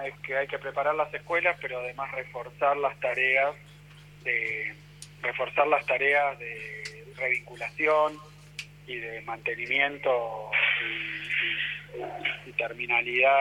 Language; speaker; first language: Spanish; native; Spanish